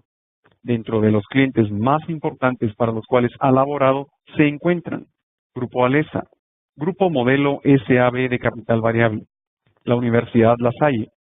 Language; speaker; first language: Spanish; native; Spanish